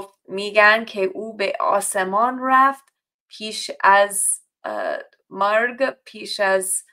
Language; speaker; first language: Persian; non-native, fluent; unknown